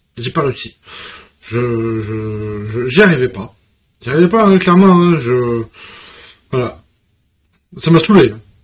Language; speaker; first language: French; native; French